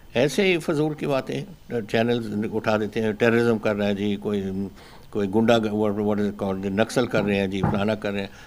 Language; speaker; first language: Hindi; non-native, local second language; Punjabi